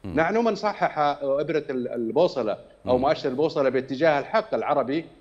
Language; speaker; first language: Arabic; native; Arabic